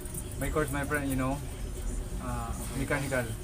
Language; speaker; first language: English; non-native, learner; Filipino